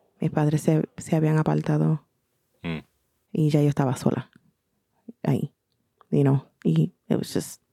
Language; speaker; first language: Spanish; early bilingual, heritage; Spanish